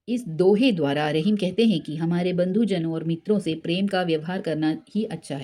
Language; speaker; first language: Hindi; non-native, local second language; Malayalam